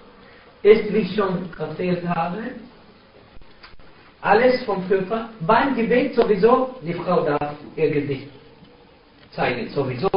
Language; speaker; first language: German; non-native, fluent; Arabic